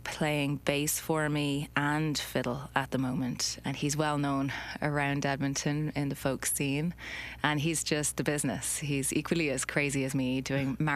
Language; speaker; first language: English; native; English